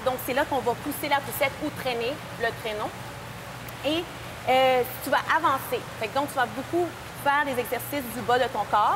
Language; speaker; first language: French; native; French